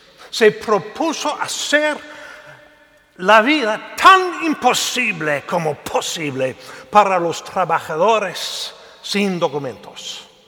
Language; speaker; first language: Spanish; non-native, learner; English